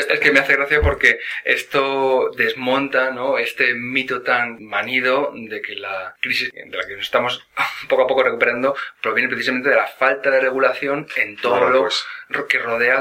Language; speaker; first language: Spanish; native; Spanish